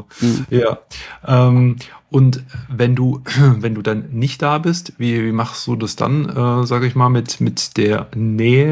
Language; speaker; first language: German; native; German